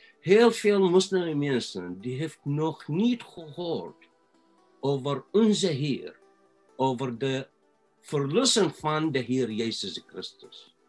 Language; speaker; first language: Dutch; non-native, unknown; Arabic